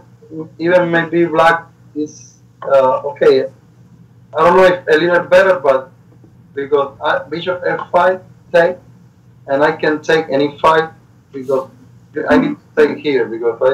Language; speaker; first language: English; non-native, learner; Spanish